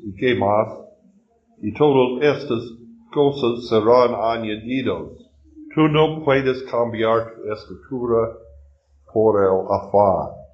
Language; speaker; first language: Spanish; non-native, learner; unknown